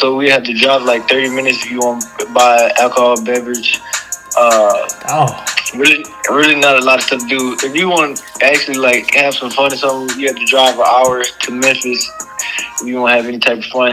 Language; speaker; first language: English; native; English